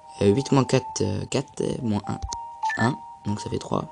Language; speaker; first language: French; native; French